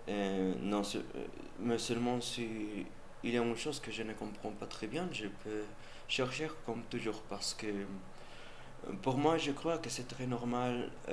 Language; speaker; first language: French; non-native, learner; Spanish